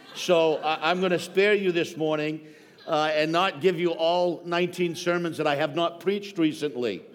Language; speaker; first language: English; native; English